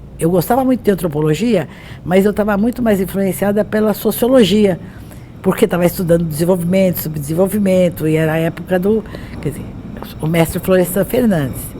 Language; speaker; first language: Portuguese; native; Portuguese